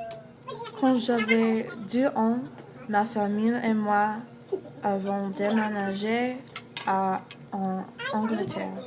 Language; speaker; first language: French; non-native, learner; English